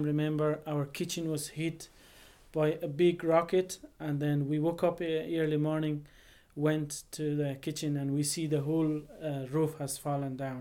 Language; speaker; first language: English; non-native, fluent; Persian